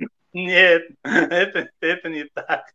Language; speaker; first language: Russian; non-native, fluent; Armenian